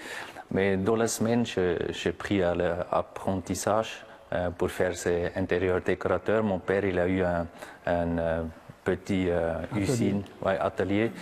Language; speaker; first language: French; non-native, local second language; German